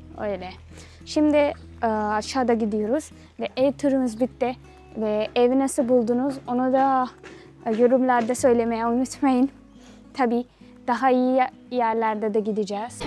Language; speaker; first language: Turkish; non-native, fluent; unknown